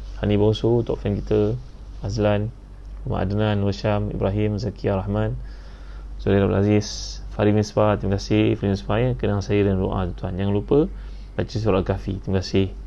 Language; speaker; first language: Malay; native; Malay